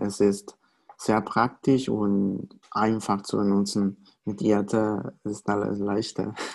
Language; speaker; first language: German; non-native, fluent; Spanish